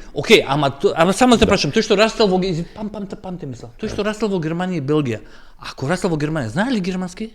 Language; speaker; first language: Macedonian; native; Macedonian